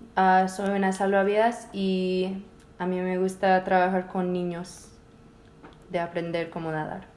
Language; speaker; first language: Spanish; early bilingual, heritage; Spanish